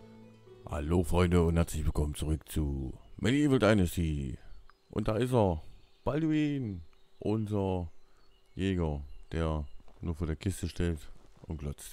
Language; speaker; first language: German; native; German